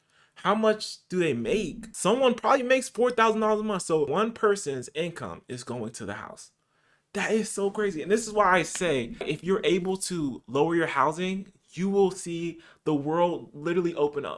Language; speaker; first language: English; native; English